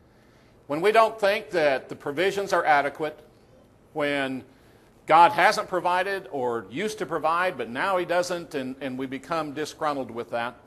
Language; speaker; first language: English; native; English